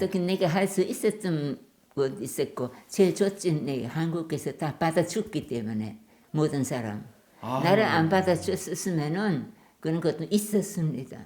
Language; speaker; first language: Korean; non-native, learner; German